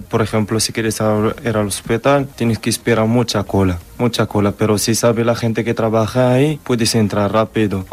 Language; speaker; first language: Spanish; non-native, learner; Arabic